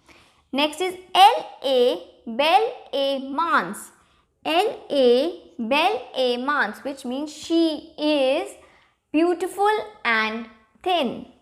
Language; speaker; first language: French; non-native, fluent; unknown